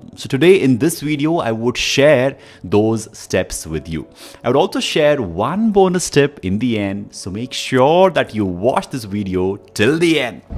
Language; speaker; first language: Hindi; native; Hindi